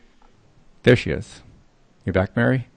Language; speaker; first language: English; native; English